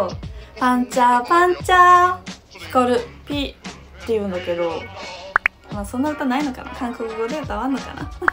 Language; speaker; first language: Japanese; native; Japanese